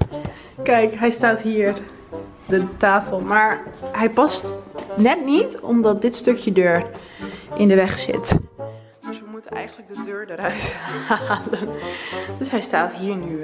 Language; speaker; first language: Dutch; native; Dutch